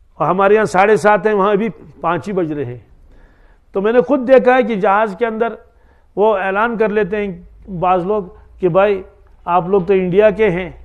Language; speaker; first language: Hindi; non-native, local second language; Kashmiri